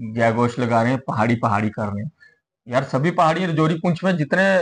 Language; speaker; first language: Hindi; native; Hindi